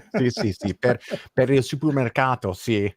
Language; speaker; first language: Italian; non-native, learner; English